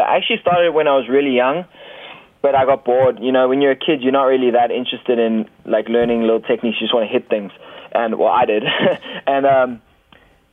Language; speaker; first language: English; native; English